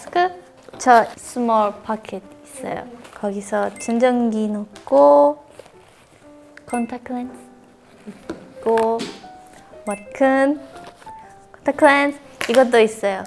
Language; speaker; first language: Korean; non-native, learner; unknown